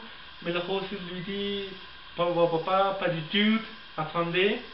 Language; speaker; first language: French; non-native, learner; Spanish